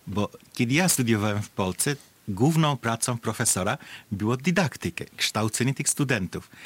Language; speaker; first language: Polish; non-native, fluent; Bangla